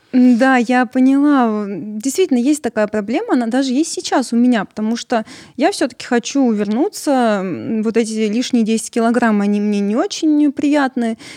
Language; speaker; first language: Russian; early bilingual, other home language; Georgian